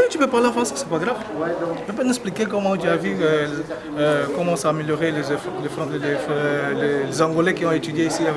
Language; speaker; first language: French; non-native, learner; Portuguese